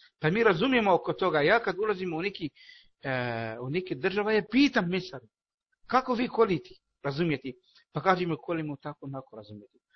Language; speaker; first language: Bosnian; non-native, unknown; Arabic